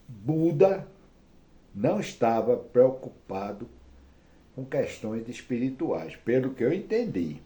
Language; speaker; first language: Portuguese; native; Portuguese